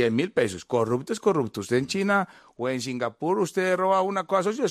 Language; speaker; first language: Spanish; native; Spanish